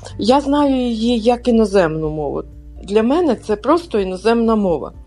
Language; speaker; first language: Ukrainian; non-native, local second language; Russian